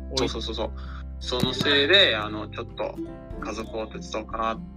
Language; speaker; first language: Japanese; non-native, fluent; Portuguese